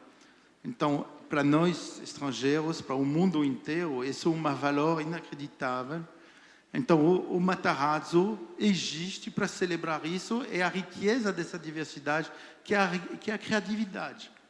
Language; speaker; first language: Portuguese; non-native, fluent; French